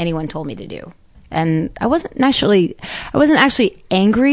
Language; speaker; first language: English; native; English